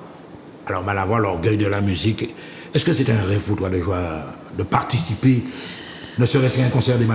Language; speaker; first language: French; native; French